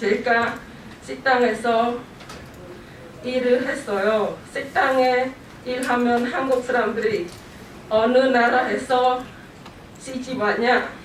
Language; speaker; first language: Korean; non-native, learner; Khmer